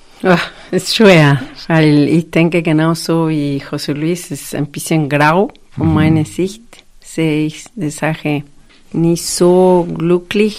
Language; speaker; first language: German; non-native, fluent; Spanish